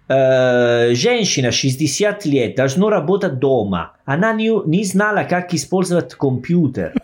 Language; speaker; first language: Russian; non-native, fluent; Italian